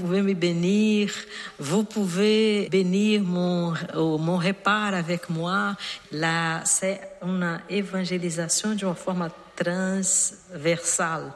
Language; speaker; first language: French; non-native, learner; Portuguese